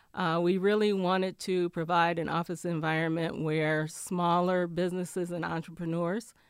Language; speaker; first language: English; native; English